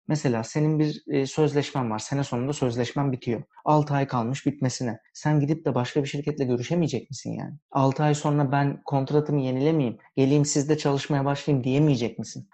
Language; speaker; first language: Turkish; early bilingual, heritage; Turkish